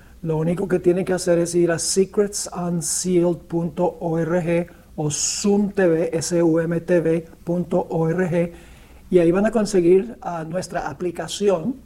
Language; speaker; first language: Spanish; early bilingual, other home language; English